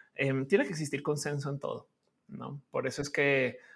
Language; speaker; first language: Spanish; native; Spanish